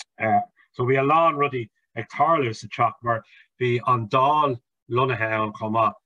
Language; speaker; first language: Irish; non-native, local second language; English